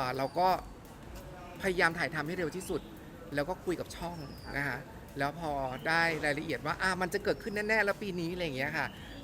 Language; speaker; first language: Thai; native; Thai